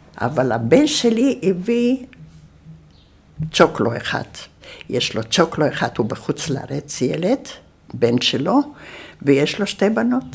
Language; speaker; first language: Hebrew; early bilingual, other home language; Yiddish